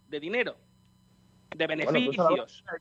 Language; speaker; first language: Spanish; native; Spanish